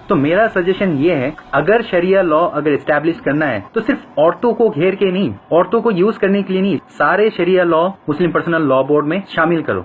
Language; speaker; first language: Hindi; non-native, fluent; Bangla